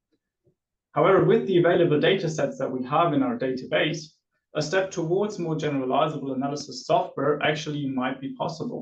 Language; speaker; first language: English; non-native, fluent; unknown